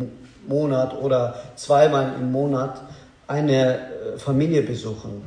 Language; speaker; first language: German; non-native, learner; Azerbaijani